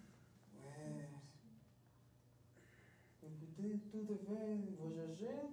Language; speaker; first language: French; non-native, learner; Spanish